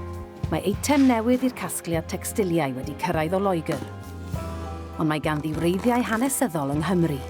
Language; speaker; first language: Welsh; native; Welsh